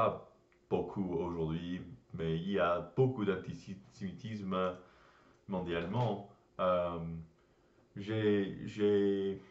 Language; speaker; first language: French; non-native, learner; English